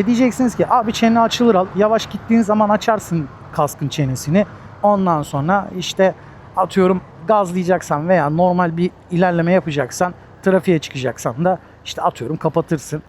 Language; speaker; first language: Turkish; native; Turkish